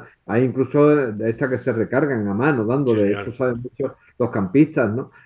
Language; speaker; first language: Spanish; native; Spanish